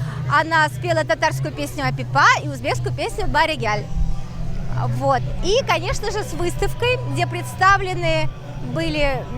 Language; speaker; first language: Russian; native; Russian